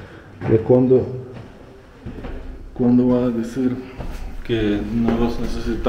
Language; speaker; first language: Spanish; non-native, fluent; Russian